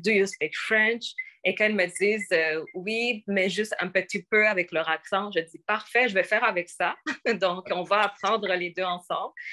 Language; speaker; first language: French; early bilingual, other home language; Rundi